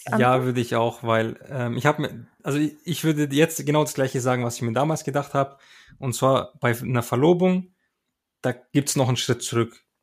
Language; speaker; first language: German; early bilingual, other home language; Turkish